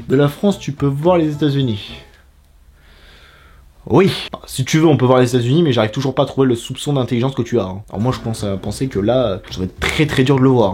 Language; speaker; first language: French; native; French